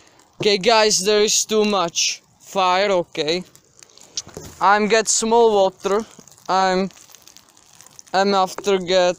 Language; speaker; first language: English; non-native, learner; Czech